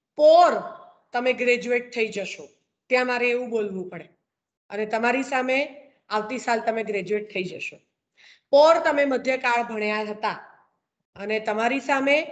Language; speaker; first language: Gujarati; non-native, local second language; Kachhi